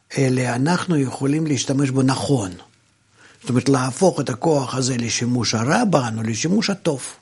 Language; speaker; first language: Hebrew; non-native, fluent; Russian